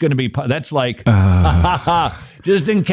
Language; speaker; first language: English; native; English